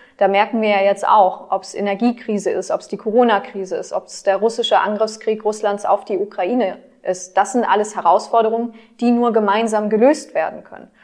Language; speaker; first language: German; native; German